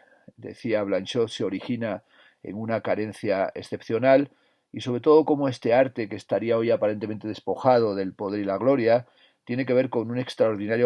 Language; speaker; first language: Spanish; native; Spanish